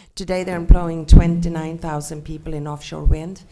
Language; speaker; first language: English; non-native, fluent; Swedish